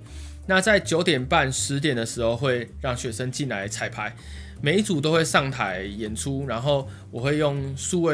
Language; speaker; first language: Chinese; native; Chinese